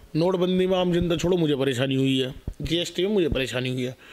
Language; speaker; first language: Hindi; native; Hindi